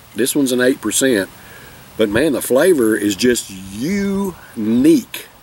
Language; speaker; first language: English; native; English